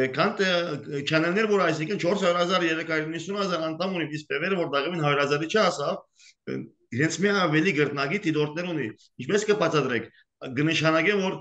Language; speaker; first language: Armenian; early bilingual, heritage; Armenian